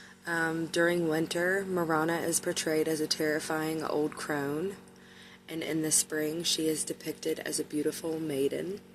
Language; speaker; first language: English; native; English